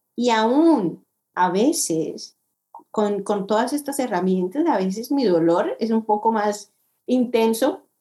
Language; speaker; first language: Spanish; native; Spanish